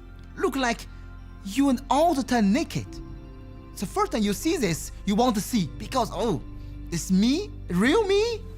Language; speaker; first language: English; non-native, learner; Chinese